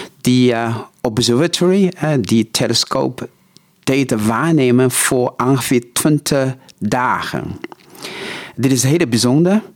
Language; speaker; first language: Dutch; non-native, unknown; Chinese